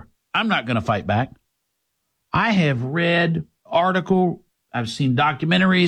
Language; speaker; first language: English; native; English